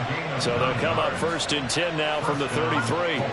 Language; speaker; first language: English; native; English